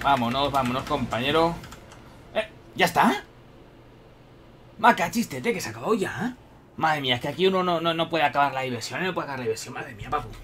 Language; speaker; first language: Spanish; native; Spanish